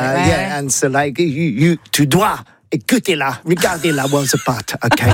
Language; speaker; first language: French; non-native, learner; English